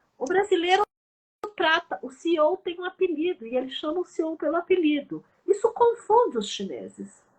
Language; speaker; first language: Portuguese; early bilingual, other home language; Chinese